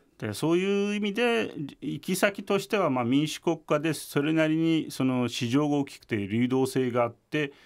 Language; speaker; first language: Japanese; non-native, fluent; Turkish